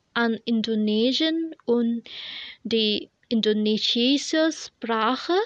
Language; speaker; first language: German; non-native, learner; Indonesian